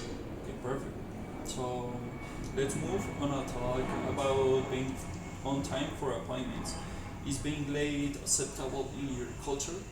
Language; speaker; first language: English; non-native, learner; Spanish